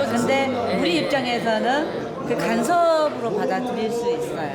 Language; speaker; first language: Korean; native; Korean